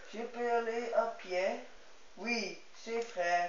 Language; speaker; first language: French; non-native, learner; Dutch